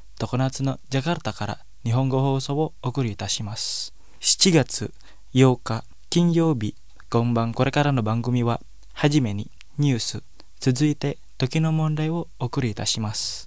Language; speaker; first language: Japanese; non-native, fluent; Indonesian